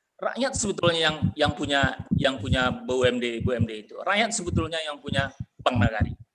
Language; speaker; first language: Indonesian; non-native, local second language; Minangkabau